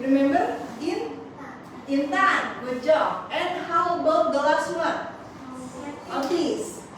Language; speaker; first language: English; non-native, fluent; Indonesian